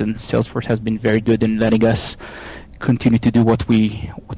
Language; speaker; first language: English; non-native, fluent; Hebrew